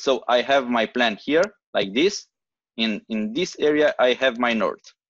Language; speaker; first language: English; non-native, fluent; Romanian